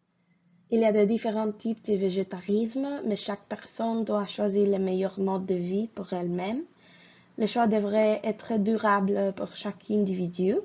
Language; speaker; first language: French; non-native, fluent; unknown